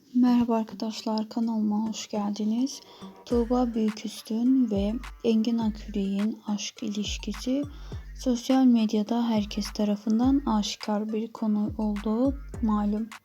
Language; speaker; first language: Turkish; native; Turkish